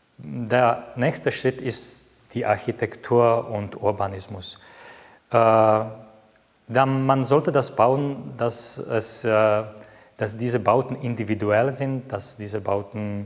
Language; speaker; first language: German; non-native, fluent; Czech